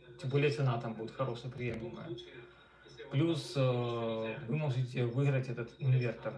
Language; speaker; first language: Russian; native; Russian